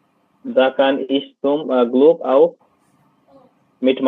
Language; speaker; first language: German; non-native, learner; Bangla